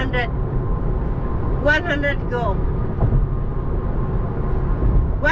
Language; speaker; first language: English; non-native, learner; Vietnamese